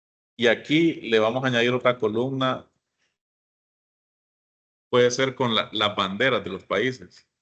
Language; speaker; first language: Spanish; native; Spanish